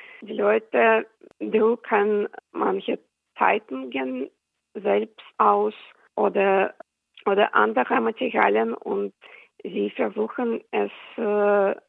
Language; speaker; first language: German; non-native, fluent; Russian